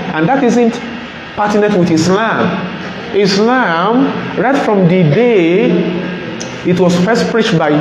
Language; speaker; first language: English; non-native, local second language; Yoruba